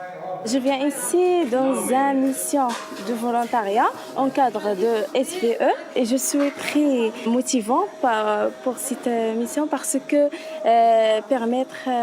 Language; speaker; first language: French; non-native, learner; Arabic